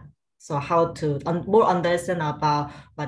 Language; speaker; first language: English; non-native, learner; Korean